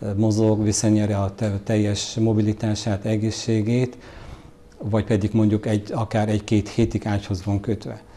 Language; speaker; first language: Hungarian; non-native, fluent; Arabic